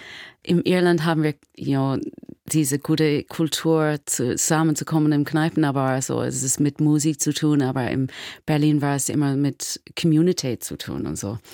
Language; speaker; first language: German; non-native, learner; English